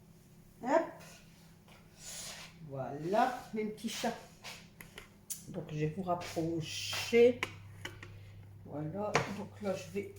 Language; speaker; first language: French; native; French